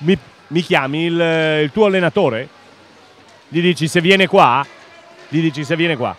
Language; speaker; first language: Italian; native; Italian